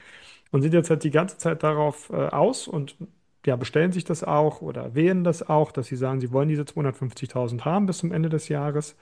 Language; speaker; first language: German; native; German